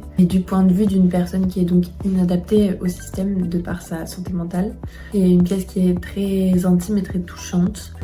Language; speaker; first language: French; native; French